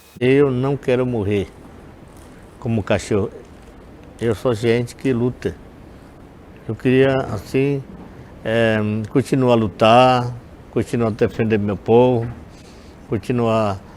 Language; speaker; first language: Portuguese; non-native, local second language; Yanomámi